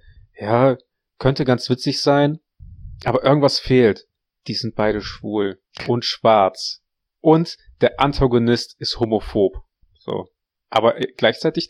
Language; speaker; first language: German; native; German